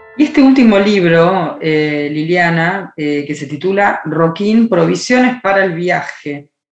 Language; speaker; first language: Spanish; native; Spanish